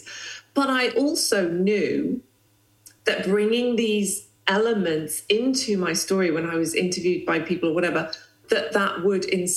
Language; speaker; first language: English; native; English